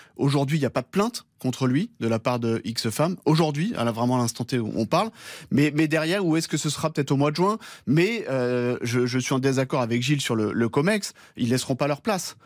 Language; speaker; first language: French; native; French